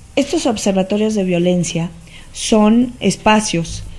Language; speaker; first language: Spanish; native; Spanish